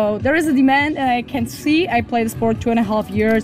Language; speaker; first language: English; non-native, fluent; Polish